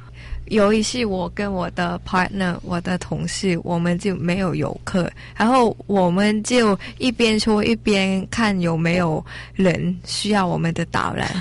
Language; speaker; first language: Chinese; non-native, learner; Thai